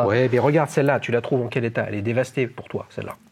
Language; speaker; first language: French; native; French